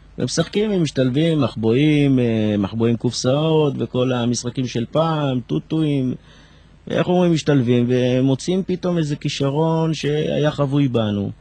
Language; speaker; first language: Hebrew; early bilingual, other home language; Arabic